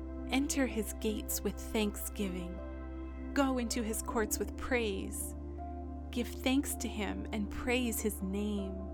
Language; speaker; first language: English; native; English